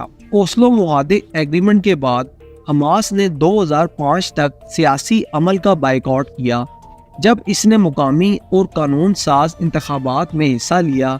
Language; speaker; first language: Urdu; native; Urdu